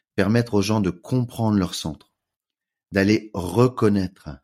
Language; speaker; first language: French; native; French